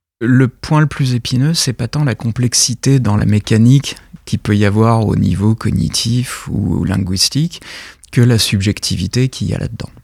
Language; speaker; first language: French; native; French